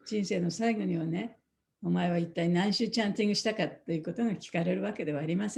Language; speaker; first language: Japanese; native; Japanese